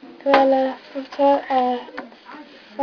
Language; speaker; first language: French; non-native, learner; English